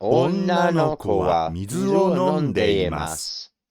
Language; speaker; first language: Japanese; non-native, learner; English